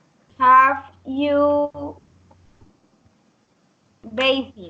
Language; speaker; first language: English; non-native, learner; Spanish